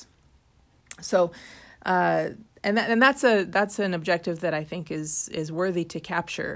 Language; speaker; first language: English; native; English